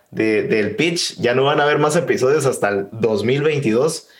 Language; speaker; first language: Spanish; native; Spanish